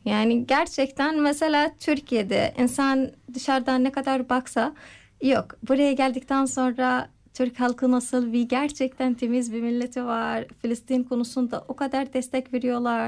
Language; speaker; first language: Turkish; non-native, fluent; Arabic